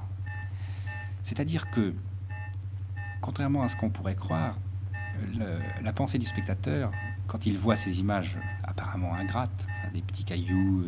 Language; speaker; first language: French; native; French